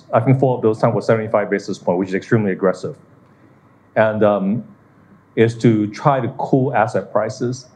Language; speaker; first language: English; non-native, local second language; Cantonese